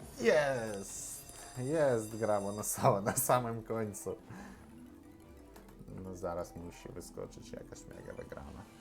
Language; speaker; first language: Polish; non-native, learner; Russian